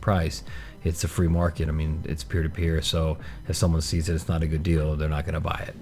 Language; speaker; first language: English; native; English